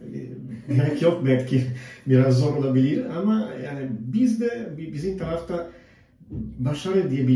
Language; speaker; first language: Turkish; non-native, fluent; Italian